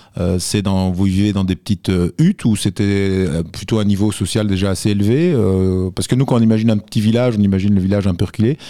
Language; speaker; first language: French; native; French